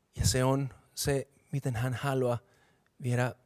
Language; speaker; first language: Finnish; non-native, fluent; Spanish